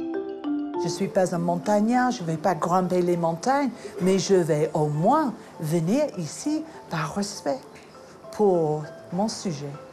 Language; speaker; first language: French; non-native, fluent; English